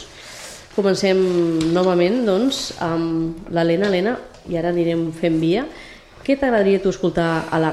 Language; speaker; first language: Catalan; native; Catalan